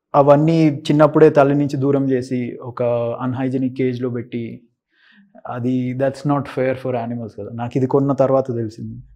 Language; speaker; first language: Telugu; native; Telugu